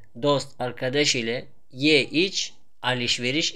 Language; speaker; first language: Turkish; non-native, fluent; Tajik